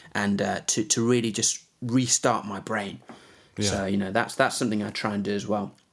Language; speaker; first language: English; native; English